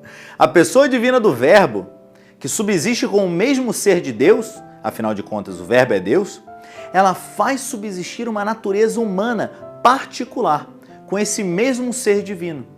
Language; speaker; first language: Portuguese; native; Portuguese